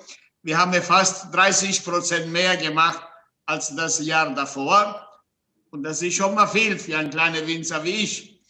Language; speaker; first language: German; non-native, fluent; Italian